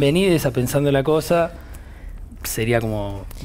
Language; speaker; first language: Spanish; native; Spanish